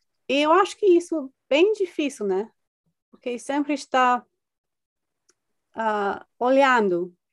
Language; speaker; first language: Portuguese; non-native, fluent; English